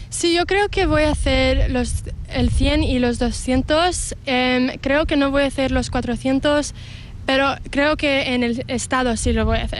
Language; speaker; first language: Spanish; early bilingual, heritage; English